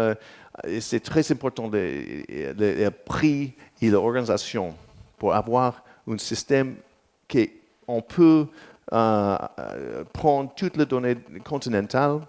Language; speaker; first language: French; non-native, learner; English